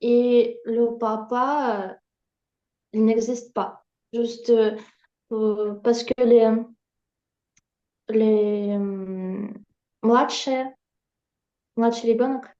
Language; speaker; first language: French; non-native, learner; Ukrainian